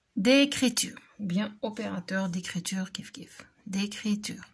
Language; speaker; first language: French; non-native, local second language; Arabic